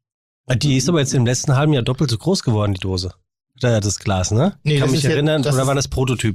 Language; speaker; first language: German; native; German